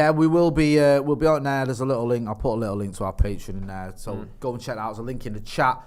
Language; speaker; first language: English; native; English